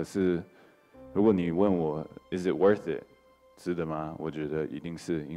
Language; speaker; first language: Chinese; early bilingual, heritage; English